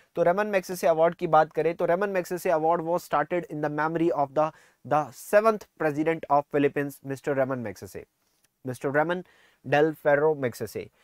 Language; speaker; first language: Hindi; non-native, local second language; Punjabi